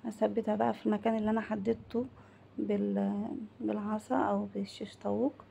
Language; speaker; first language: Arabic; native; Arabic